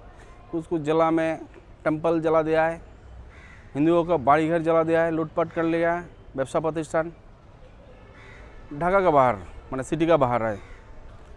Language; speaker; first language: Hindi; non-native, local second language; Bangla